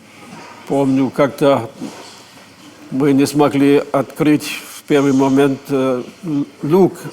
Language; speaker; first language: Russian; non-native, fluent; German